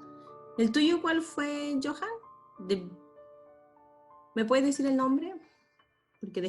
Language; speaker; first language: Spanish; native; Spanish